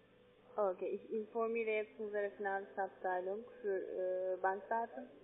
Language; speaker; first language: German; non-native, learner; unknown